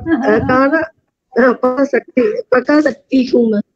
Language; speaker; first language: Hindi; non-native, learner; Tamil